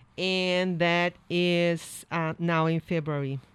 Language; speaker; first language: English; non-native, learner; Portuguese